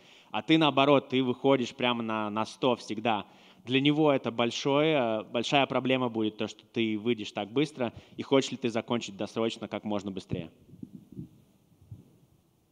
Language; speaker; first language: Russian; native; Russian